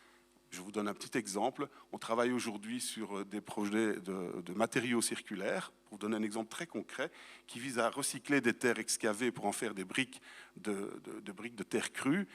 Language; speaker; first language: French; native; French